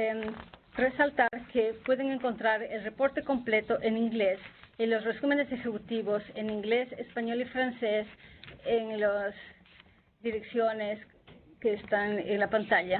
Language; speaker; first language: Spanish; native; Spanish